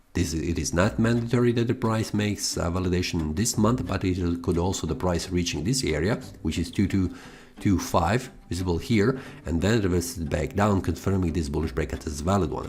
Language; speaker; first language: English; non-native, fluent; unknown